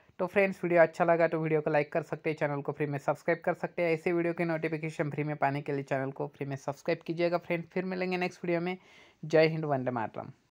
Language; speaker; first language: Hindi; non-native, local second language; Marathi